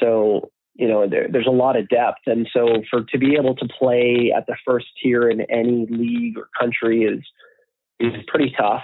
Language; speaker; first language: English; native; English